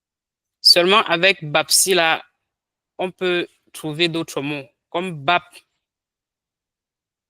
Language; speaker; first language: French; non-native, local second language; Ghomala